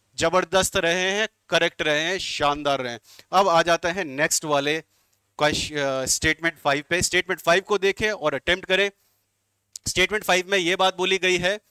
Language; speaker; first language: Hindi; native; Hindi